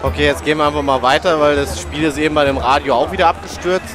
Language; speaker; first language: German; native; German